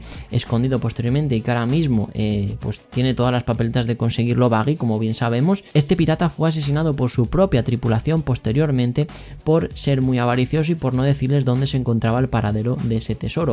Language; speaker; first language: Spanish; native; Spanish